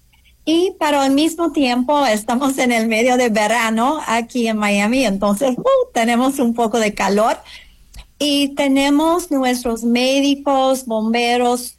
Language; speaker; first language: Spanish; non-native, fluent; English